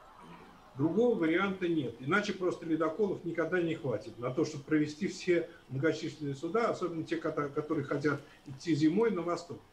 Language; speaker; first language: Russian; native; Russian